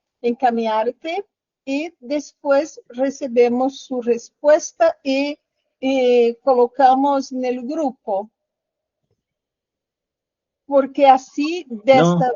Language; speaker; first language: Spanish; non-native, learner; Portuguese